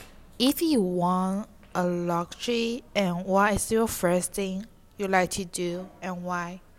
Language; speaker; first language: English; non-native, learner; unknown